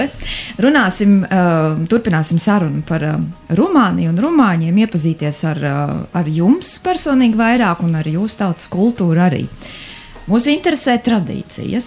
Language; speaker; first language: Latvian; native; Latvian